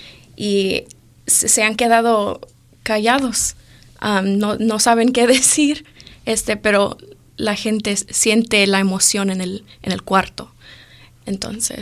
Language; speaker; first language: Spanish; early bilingual, other home language; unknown